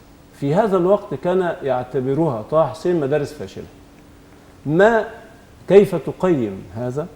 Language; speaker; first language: Egyptian Arabic; native; Egyptian Arabic